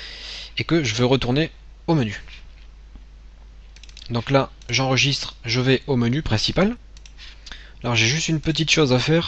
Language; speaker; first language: French; native; French